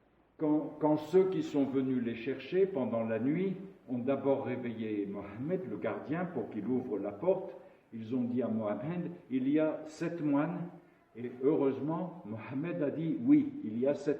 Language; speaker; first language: French; non-native, local second language; Arabic